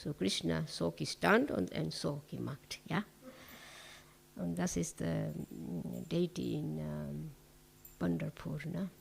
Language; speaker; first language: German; non-native, learner; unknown